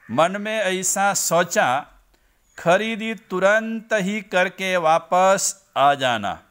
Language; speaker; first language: Hindi; non-native, local second language; Gujarati